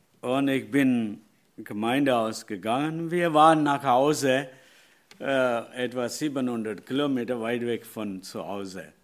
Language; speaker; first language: German; non-native, learner; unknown